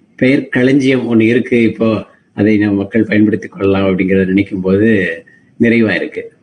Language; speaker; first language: Tamil; native; Tamil